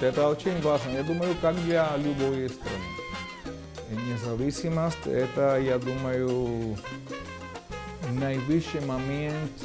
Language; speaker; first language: Russian; non-native, fluent; Spanish